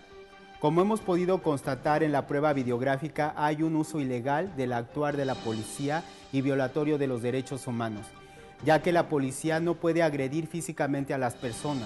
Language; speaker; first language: Spanish; native; Spanish